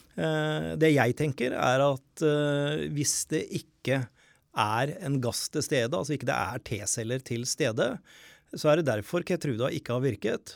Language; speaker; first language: Norwegian; native; Norwegian